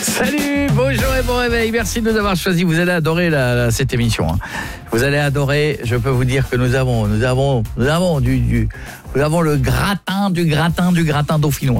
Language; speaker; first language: French; native; French